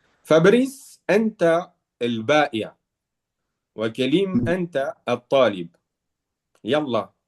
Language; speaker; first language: Arabic; non-native, fluent; French